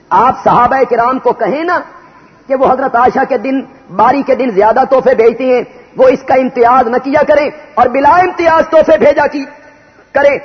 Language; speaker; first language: Urdu; non-native, local second language; Punjabi